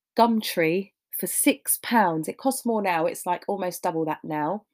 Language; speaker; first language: English; native; English